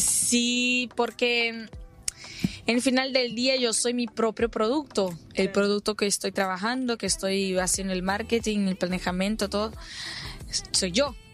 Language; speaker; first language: Spanish; non-native, fluent; Portuguese